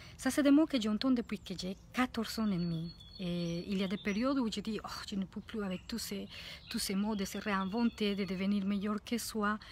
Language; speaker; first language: French; non-native, fluent; Spanish